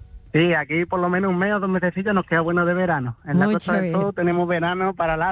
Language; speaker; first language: Spanish; native; Spanish